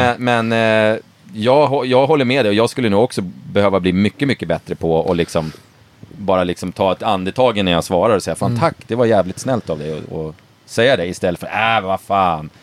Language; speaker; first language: Swedish; native; Swedish